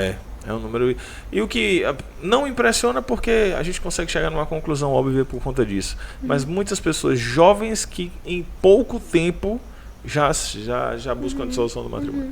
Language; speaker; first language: Portuguese; native; Portuguese